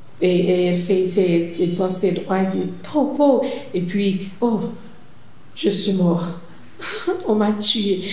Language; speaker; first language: French; non-native, local second language; Haitian Creole